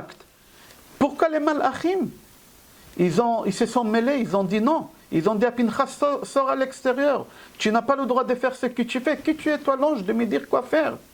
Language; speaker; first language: French; native; French